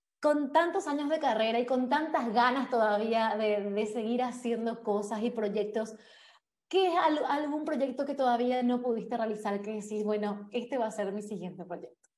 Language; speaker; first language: Spanish; native; Spanish